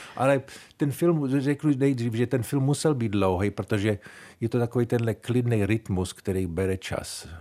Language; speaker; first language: Czech; early bilingual, heritage; Czech